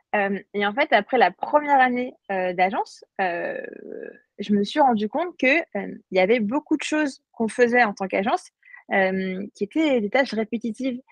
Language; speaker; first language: French; native; French